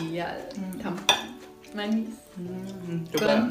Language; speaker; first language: Indonesian; non-native, fluent; German